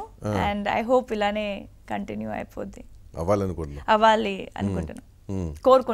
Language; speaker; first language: Telugu; non-native, local second language; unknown